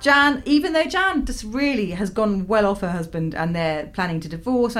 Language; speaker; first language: English; native; English